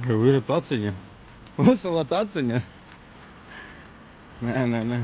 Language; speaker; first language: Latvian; non-native, local second language; Russian